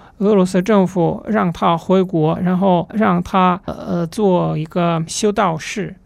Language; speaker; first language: Chinese; non-native, fluent; Russian